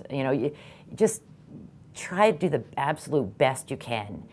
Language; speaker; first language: English; native; English